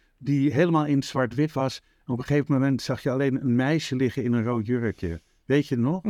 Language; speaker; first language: Dutch; native; Dutch